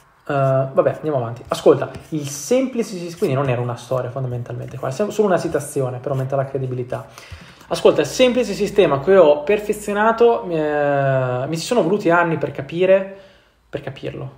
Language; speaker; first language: Italian; native; Italian